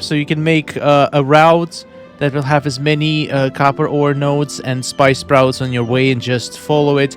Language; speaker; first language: English; non-native, fluent; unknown